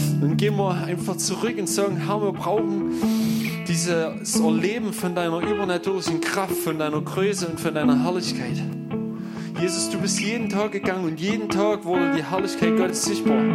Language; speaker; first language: German; native; German